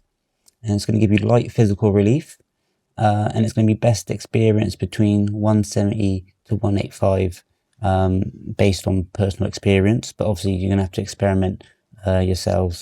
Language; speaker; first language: English; native; English